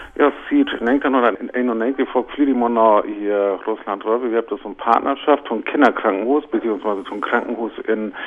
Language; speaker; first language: German; native; German